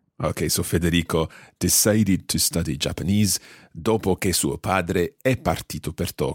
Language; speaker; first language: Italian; non-native, learner; English